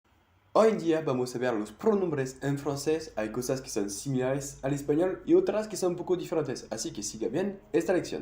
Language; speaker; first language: Spanish; non-native, fluent; French